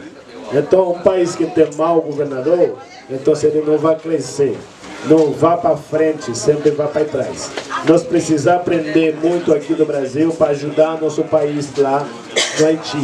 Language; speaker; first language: Portuguese; non-native, learner; Haitian Creole